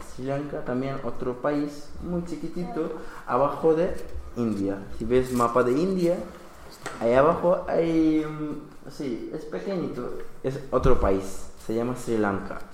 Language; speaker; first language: Spanish; non-native, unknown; Bangla